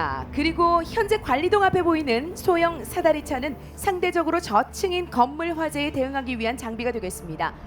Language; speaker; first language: Korean; native; Korean